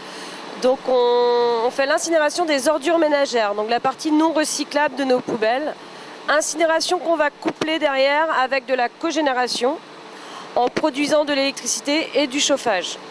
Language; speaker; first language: French; native; French